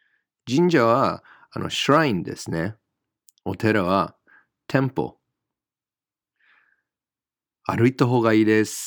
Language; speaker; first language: Japanese; non-native, fluent; English